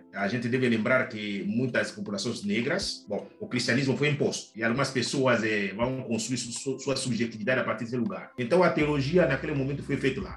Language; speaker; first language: Portuguese; non-native, fluent; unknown